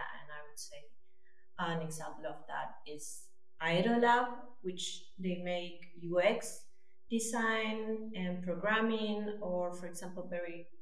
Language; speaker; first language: English; non-native, fluent; French